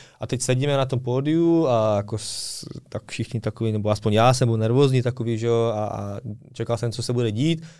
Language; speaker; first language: Czech; early bilingual, other home language; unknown